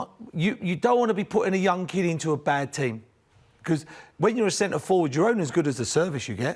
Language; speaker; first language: English; native; English